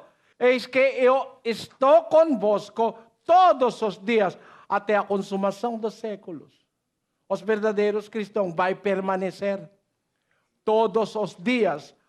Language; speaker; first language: Portuguese; non-native, learner; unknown